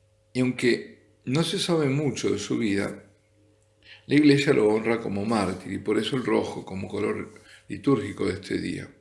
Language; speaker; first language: Spanish; native; Spanish